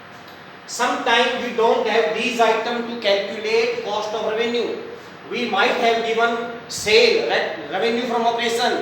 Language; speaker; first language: English; non-native, local second language; Hindi